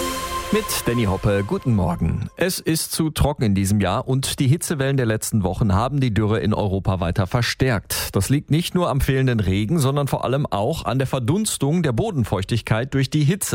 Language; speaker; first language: German; native; German